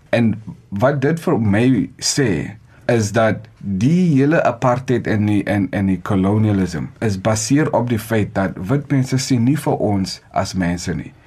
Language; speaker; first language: Afrikaans; non-native, local second language; Xhosa